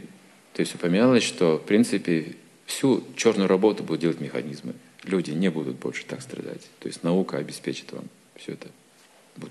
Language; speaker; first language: Russian; native; Russian